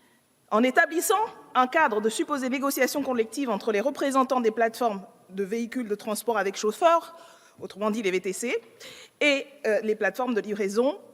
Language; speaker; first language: French; native; French